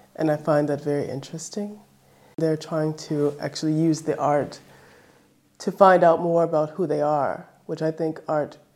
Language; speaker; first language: English; native; English